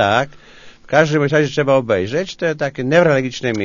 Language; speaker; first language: Polish; native; Polish